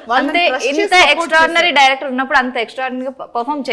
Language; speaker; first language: Telugu; native; Telugu